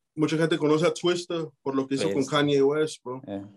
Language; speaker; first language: Spanish; early bilingual, heritage; Spanish